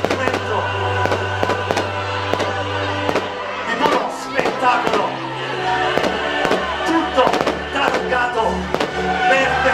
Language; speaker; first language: Italian; native; Italian